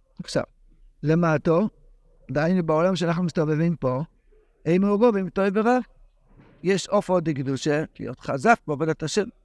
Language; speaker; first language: Hebrew; non-native, fluent; English